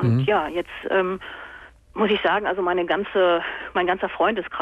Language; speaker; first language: German; native; German